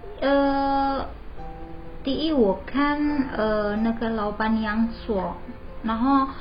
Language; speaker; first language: Chinese; non-native, learner; Indonesian